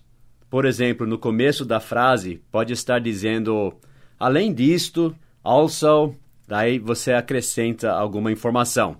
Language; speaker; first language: Portuguese; non-native, fluent; English